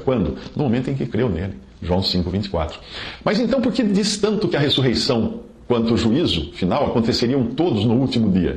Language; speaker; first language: Portuguese; native; Portuguese